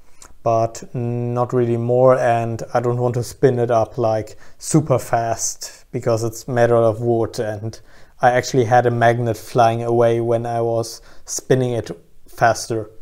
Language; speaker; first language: English; non-native, fluent; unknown